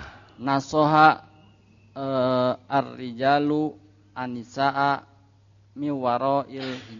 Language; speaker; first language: Arabic; non-native, learner; Indonesian